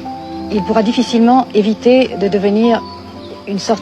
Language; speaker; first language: French; native; French